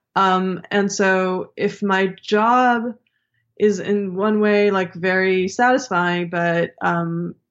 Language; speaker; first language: English; early bilingual, other home language; Hebrew